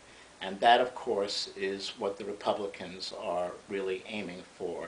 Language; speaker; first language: English; native; English